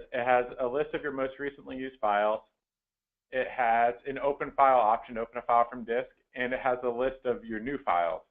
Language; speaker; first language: English; native; English